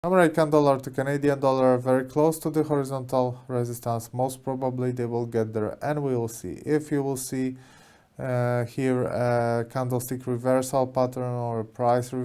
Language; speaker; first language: English; non-native, fluent; Polish